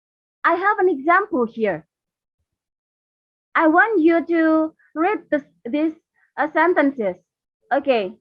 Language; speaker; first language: English; non-native, learner; Indonesian